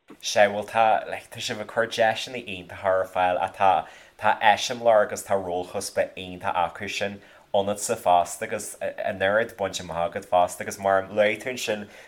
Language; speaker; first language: Irish; native; Irish